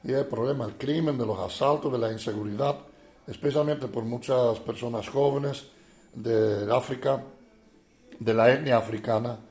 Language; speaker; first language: Spanish; non-native, fluent; Dutch